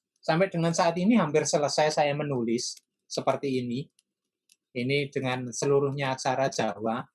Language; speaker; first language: Indonesian; non-native, local second language; Javanese